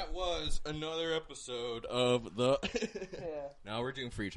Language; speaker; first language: English; native; English